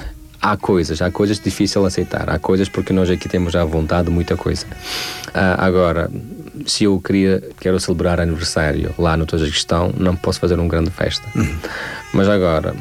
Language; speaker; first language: Portuguese; non-native, fluent; Tajik